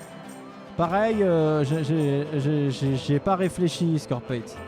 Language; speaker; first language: French; native; French